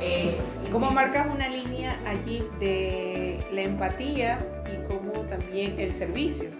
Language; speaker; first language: Spanish; native; Spanish